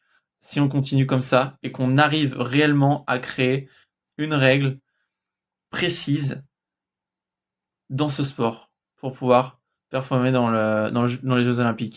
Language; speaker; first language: French; native; French